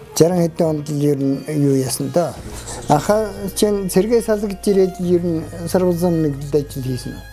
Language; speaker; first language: Mongolian; native; Mongolian